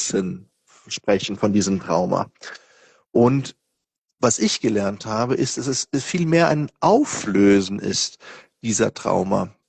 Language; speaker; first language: German; non-native, fluent; Portuguese